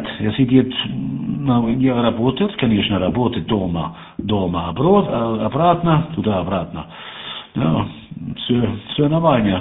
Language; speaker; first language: Russian; non-native, learner; German